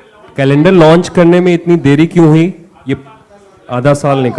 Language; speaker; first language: Hindi; native; Hindi